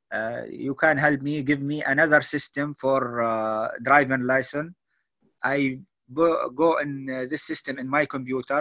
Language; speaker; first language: English; non-native, learner; Arabic